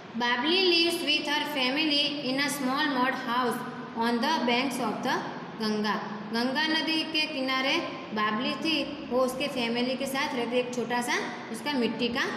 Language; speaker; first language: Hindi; non-native, local second language; Gujarati